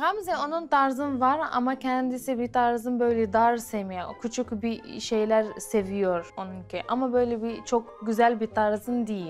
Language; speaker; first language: Turkish; non-native, learner; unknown